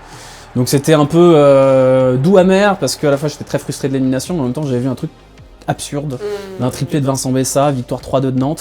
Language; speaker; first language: French; native; French